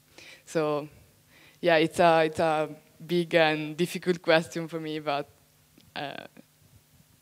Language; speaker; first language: English; non-native, fluent; Italian